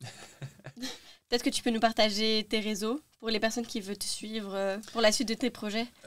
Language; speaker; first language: French; native; French